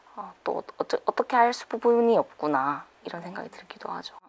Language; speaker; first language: Korean; native; Korean